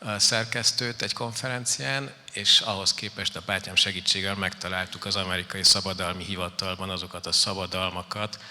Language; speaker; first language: Hungarian; native; Hungarian